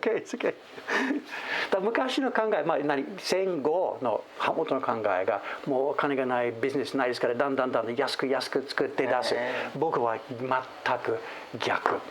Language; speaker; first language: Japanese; non-native, fluent; English